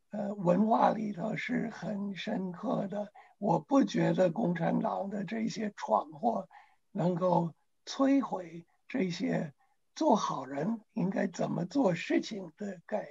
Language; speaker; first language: Chinese; non-native, fluent; English